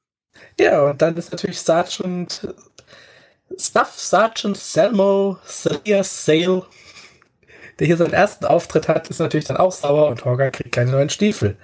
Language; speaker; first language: German; native; German